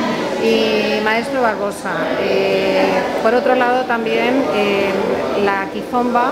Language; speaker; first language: Spanish; native; Spanish